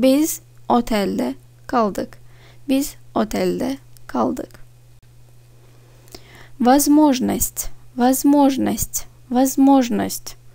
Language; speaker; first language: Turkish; non-native, fluent; Russian